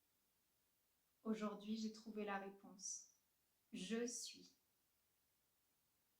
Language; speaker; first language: French; native; French